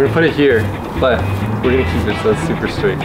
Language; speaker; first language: English; native; English